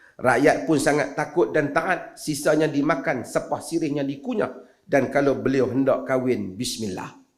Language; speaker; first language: Malay; native; Malay